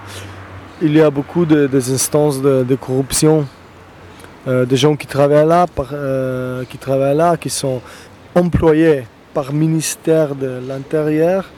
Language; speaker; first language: French; non-native, fluent; Slovenian